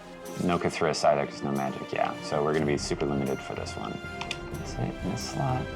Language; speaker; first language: English; native; English